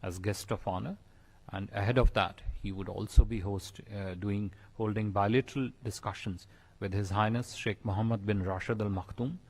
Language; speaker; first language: English; non-native, local second language; Hindi